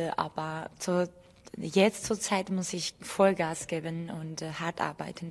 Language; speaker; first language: German; non-native, fluent; Georgian